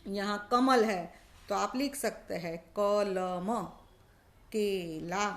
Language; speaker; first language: Hindi; non-native, local second language; Gujarati